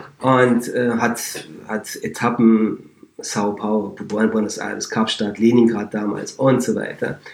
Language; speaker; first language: German; early bilingual, other home language; Turkish